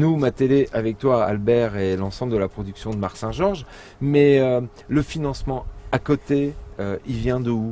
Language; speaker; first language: French; native; French